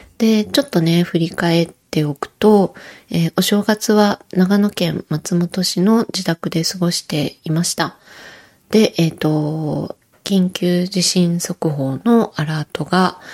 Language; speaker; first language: Japanese; native; Japanese